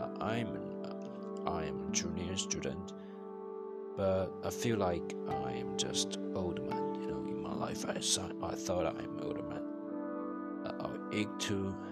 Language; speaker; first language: English; non-native, learner; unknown